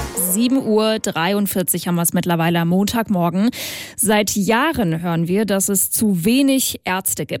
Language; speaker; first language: German; native; German